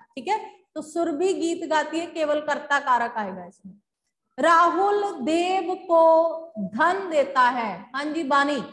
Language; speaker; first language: Hindi; native; Hindi